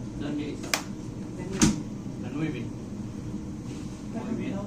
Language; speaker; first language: Spanish; non-native, learner; Filipino